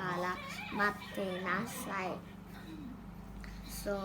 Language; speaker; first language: Japanese; non-native, learner; Thai